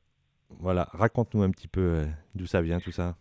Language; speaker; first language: French; native; French